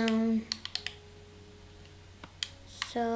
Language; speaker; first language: Welsh; non-native, local second language; English